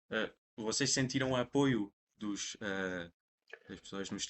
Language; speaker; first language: Portuguese; non-native, fluent; Persian